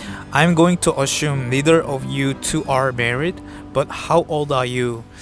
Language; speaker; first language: English; non-native, fluent; Korean